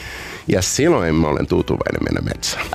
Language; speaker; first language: Finnish; non-native, fluent; Portuguese